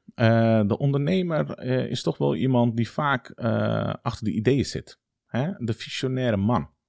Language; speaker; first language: Dutch; early bilingual, other home language; Turkish